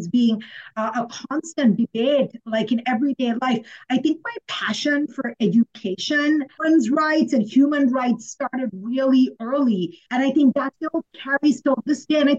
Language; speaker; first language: English; non-native, local second language; Sinhala